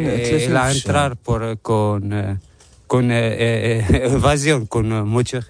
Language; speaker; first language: Spanish; non-native, learner; Arabic